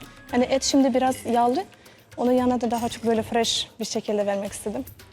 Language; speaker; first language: Turkish; non-native, fluent; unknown